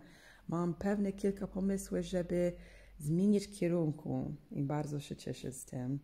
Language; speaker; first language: Polish; non-native, fluent; English